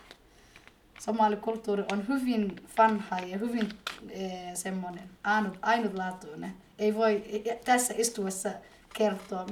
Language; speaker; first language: Finnish; early bilingual, other home language; Somali